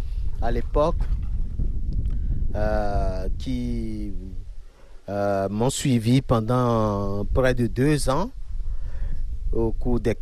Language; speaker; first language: French; non-native, local second language; Fon